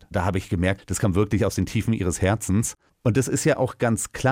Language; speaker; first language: German; native; German